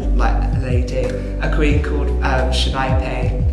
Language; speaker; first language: English; native; English